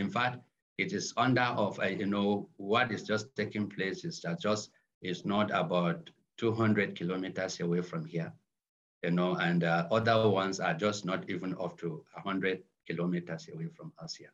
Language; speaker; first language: English; non-native, local second language; Hausa